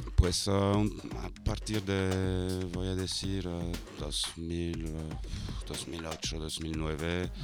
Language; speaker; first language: Spanish; non-native, fluent; French